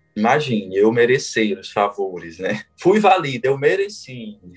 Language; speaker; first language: Portuguese; native; Portuguese